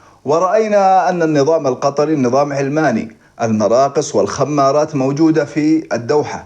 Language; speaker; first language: Arabic; native; Arabic